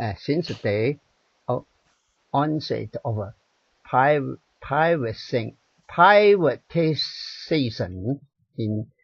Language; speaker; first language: English; non-native, learner; Chinese